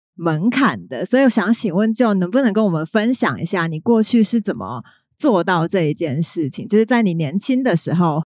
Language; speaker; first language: Chinese; native; Chinese